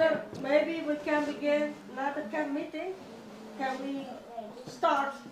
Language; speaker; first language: English; non-native, learner; Papiamento